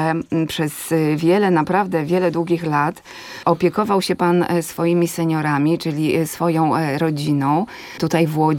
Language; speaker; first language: Polish; native; Polish